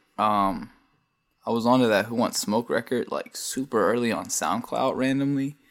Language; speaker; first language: English; native; English